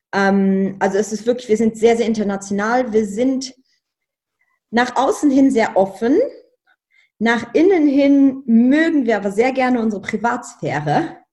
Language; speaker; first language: German; non-native, local second language; Luxembourgish